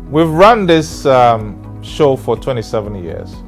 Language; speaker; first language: English; non-native, local second language; Ewe